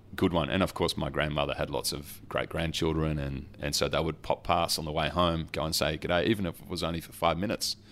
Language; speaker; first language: English; early bilingual, other home language; Dutch